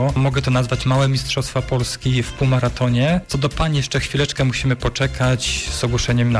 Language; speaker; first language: Polish; native; Polish